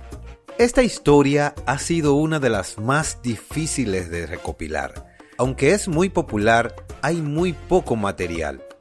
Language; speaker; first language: Spanish; native; Spanish